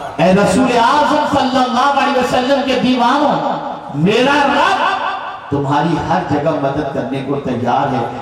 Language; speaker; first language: Urdu; native; Urdu